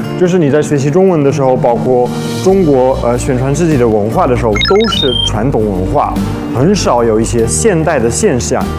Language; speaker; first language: Chinese; non-native, fluent; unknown